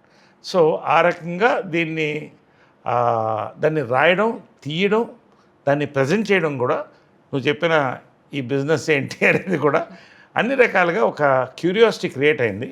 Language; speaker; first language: Telugu; native; Telugu